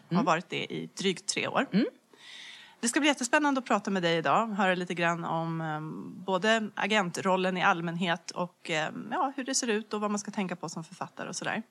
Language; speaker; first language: Swedish; native; Swedish